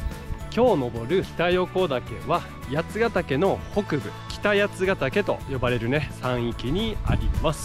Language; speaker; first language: Japanese; native; Japanese